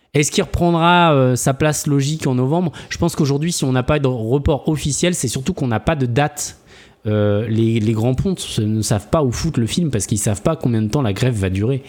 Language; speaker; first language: French; native; French